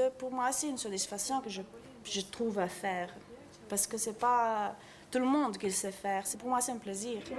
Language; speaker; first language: French; non-native, learner; Italian